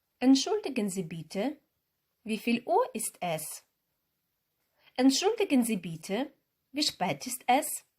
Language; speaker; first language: German; non-native, fluent; Ukrainian